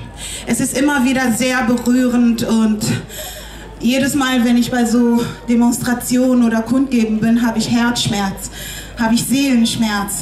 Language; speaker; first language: German; non-native, fluent; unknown